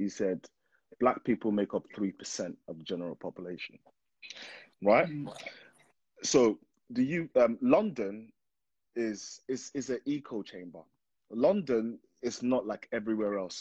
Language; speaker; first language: English; non-native, local second language; Yoruba